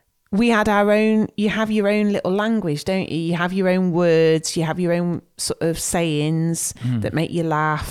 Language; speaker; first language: English; native; English